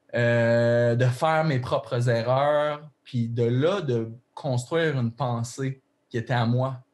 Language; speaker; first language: French; native; French